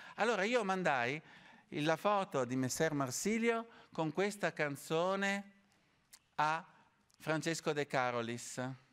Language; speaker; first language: Italian; native; Italian